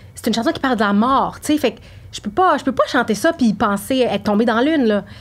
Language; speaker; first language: French; native; French